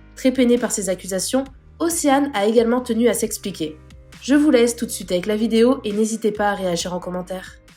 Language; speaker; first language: French; native; French